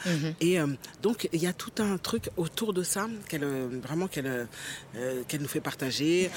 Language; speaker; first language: French; early bilingual, other home language; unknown